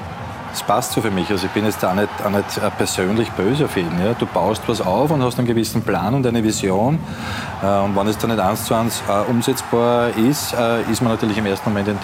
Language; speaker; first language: German; native; German